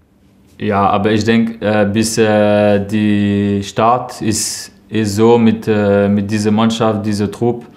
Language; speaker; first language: German; non-native, learner; French